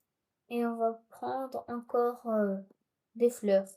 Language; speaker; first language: French; non-native, local second language; Arabic